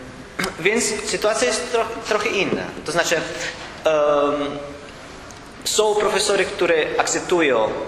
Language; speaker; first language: Polish; non-native, learner; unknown